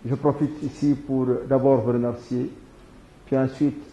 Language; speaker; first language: French; non-native, local second language; Arabic